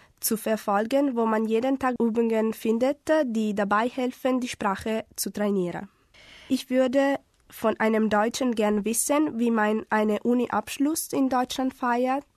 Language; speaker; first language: German; non-native, fluent; Italian